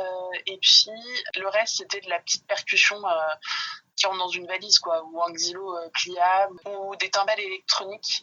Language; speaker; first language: French; native; French